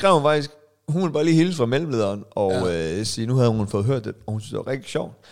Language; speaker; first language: Danish; native; Danish